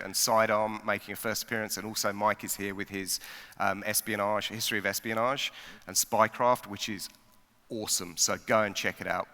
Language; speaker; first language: English; native; English